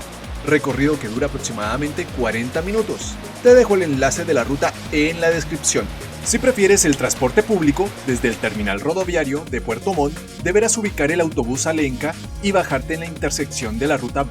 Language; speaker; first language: Spanish; native; Spanish